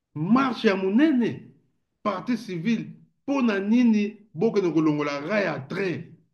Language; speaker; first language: Lingala; native; Lingala